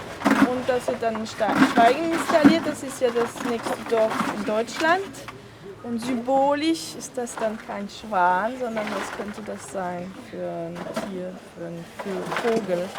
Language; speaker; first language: German; non-native, local second language; French